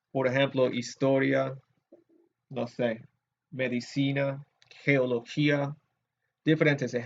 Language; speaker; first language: Spanish; non-native, fluent; English